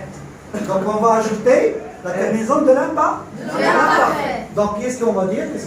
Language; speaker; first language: French; non-native, local second language; Arabic